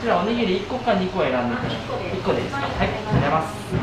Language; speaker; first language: Japanese; native; Japanese